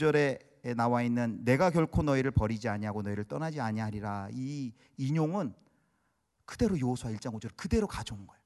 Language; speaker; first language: Korean; native; Korean